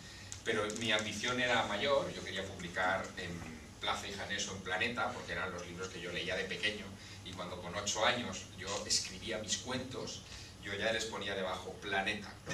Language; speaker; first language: Spanish; native; Spanish